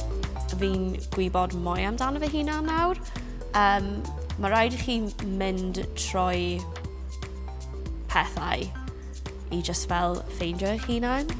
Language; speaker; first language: Welsh; non-native, local second language; English